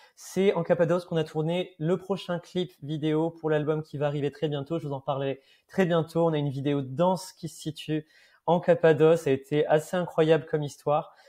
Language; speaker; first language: French; native; French